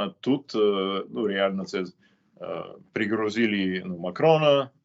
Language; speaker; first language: Ukrainian; non-native, fluent; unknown